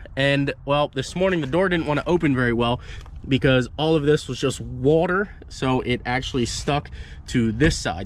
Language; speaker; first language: English; native; English